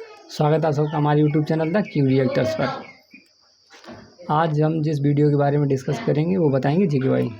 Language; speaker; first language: Hindi; native; Hindi